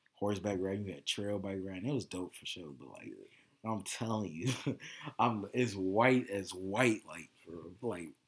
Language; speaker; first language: English; native; English